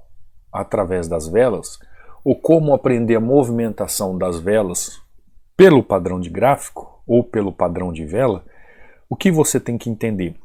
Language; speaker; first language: Portuguese; native; Portuguese